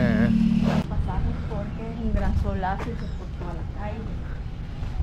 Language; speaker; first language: Spanish; native; Spanish